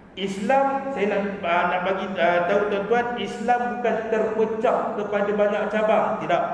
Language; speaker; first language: Malay; native; Malay